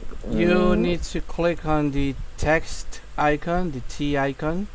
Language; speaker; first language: English; non-native, fluent; Spanish